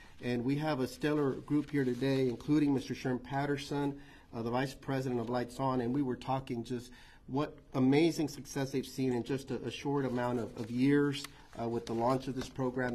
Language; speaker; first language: English; early bilingual, other home language; Spanish